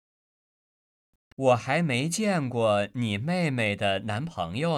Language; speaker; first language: Chinese; native; Chinese